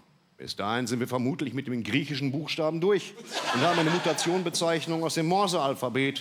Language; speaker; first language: German; native; German